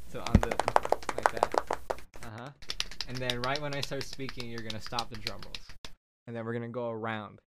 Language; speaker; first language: English; native; English